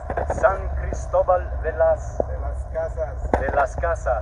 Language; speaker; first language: Spanish; non-native, learner; English